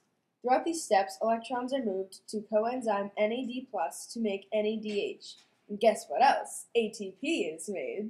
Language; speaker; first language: English; native; English